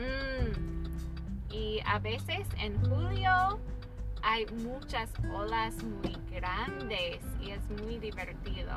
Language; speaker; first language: Spanish; non-native, fluent; English